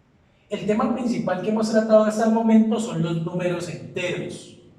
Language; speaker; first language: Spanish; native; Spanish